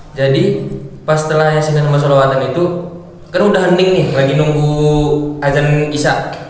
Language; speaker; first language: Indonesian; native; Indonesian